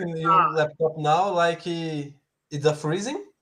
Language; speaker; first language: English; non-native, learner; Portuguese